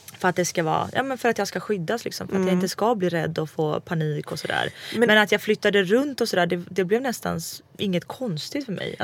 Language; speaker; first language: Swedish; early bilingual, other home language; Serbian